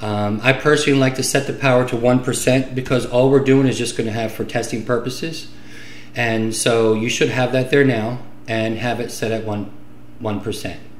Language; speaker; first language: English; native; English